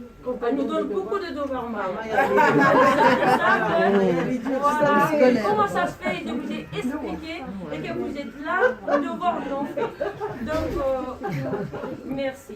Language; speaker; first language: French; non-native, learner; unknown